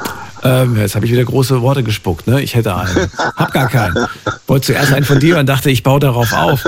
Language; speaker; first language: German; native; German